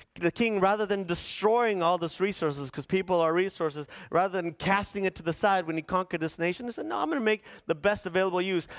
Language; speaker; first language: English; early bilingual, other home language; Spanish